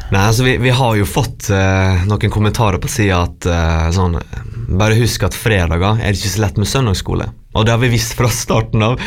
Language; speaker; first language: Norwegian; native; Norwegian